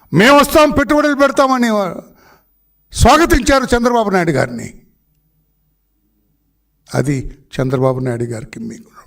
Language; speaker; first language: Telugu; native; Telugu